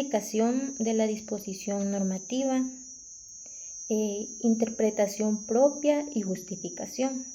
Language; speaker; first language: Spanish; native; Spanish